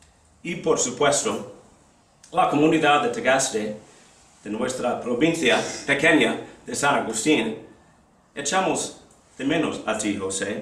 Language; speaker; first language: Spanish; non-native, fluent; English